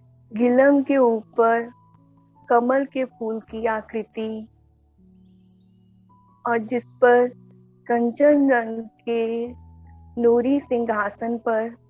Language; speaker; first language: Hindi; native; Hindi